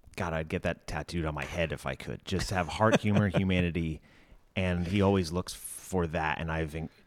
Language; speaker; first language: English; native; English